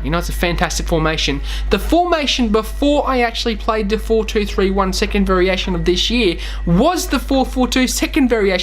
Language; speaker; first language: English; native; English